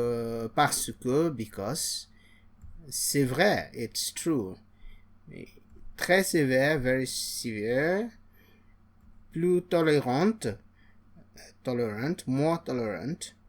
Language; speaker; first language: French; non-native, fluent; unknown